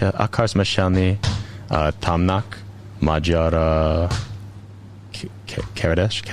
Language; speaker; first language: Hungarian; non-native, learner; English